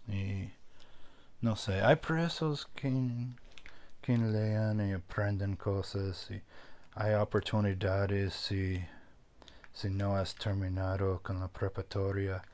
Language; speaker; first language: Spanish; non-native, fluent; English